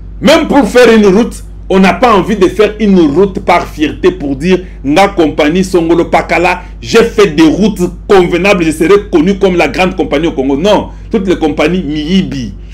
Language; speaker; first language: French; non-native, local second language; Lingala